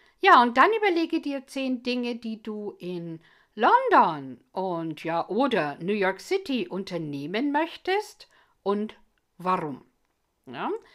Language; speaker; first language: German; non-native, fluent; English